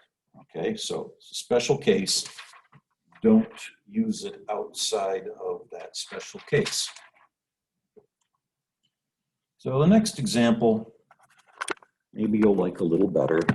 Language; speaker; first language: English; native; English